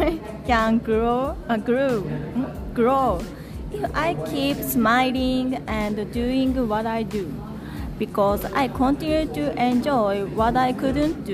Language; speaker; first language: English; non-native, learner; Japanese